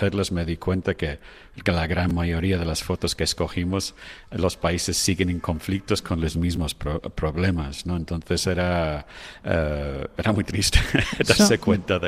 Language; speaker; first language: Spanish; non-native, fluent; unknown